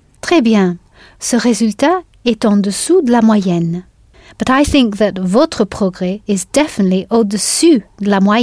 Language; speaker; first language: French; non-native, fluent; English